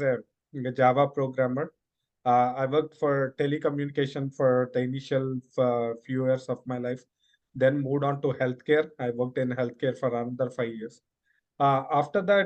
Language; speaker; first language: English; non-native, local second language; Telugu